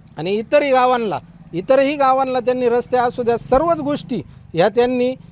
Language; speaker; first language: Marathi; native; Marathi